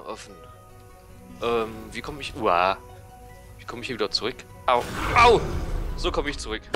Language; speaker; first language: German; native; German